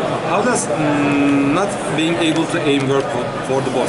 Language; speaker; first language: English; non-native, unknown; Turkish